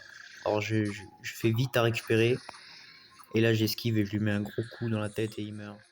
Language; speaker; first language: French; native; French